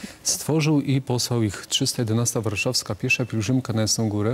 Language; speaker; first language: Polish; native; Polish